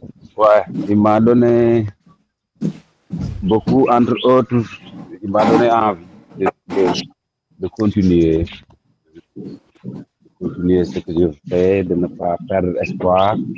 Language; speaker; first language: French; non-native, local second language; Wolof